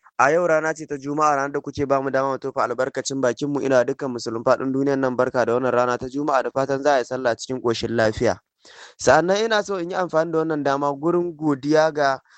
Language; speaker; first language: Hausa; native; Hausa